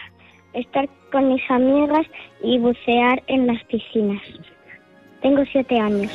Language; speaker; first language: Spanish; early bilingual, heritage; Spanish